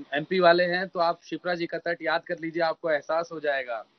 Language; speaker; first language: Hindi; native; Hindi